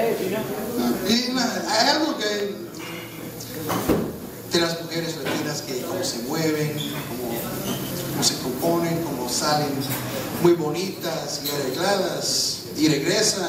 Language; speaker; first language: Spanish; non-native, fluent; English